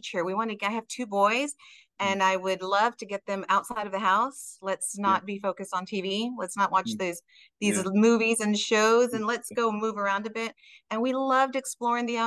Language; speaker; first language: English; early bilingual, other home language; Spanish